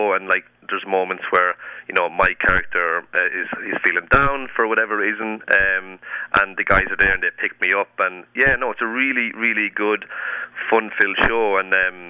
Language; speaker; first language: English; native; English